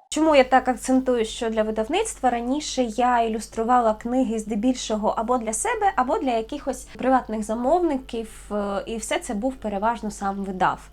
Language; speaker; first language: Ukrainian; native; Ukrainian